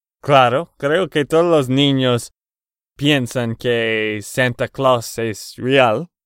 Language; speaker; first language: Spanish; non-native, learner; English